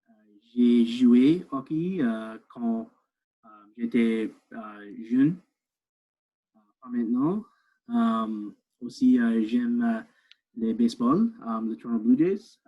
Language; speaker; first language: French; non-native, learner; English